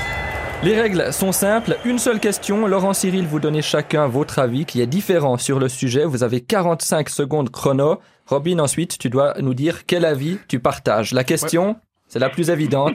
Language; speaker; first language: French; native; French